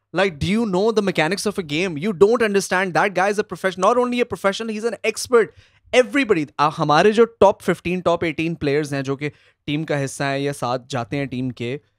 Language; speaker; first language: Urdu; native; Urdu